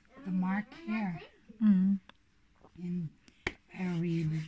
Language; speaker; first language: English; non-native, fluent; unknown